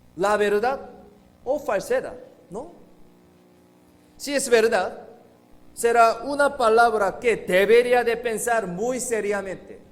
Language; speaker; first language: Spanish; non-native, fluent; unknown